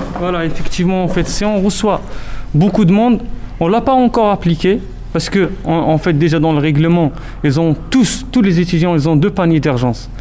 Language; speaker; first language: French; non-native, local second language; Arabic